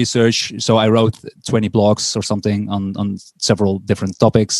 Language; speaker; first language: English; non-native, fluent; Dutch